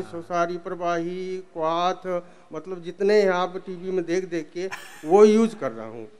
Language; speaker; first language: Hindi; native; Hindi